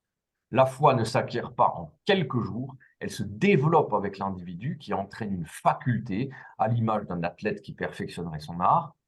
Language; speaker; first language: French; native; French